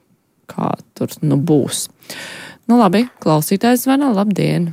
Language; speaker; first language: Latvian; native; Latvian